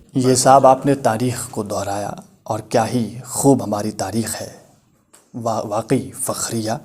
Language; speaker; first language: Urdu; non-native, local second language; Kashmiri